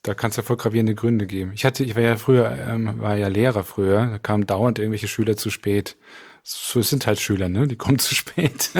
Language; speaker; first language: German; native; German